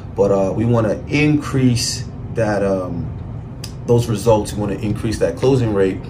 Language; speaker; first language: English; native; English